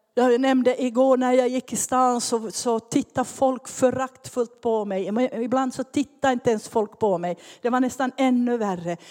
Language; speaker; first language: Swedish; native; Swedish